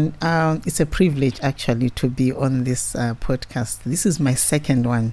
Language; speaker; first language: English; non-native, local second language; Shona